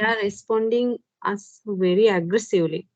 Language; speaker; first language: English; non-native, local second language; Sinhala